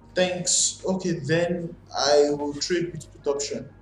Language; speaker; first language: English; non-native, learner; Portuguese